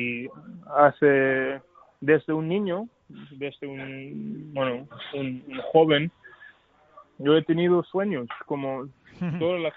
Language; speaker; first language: Spanish; non-native, learner; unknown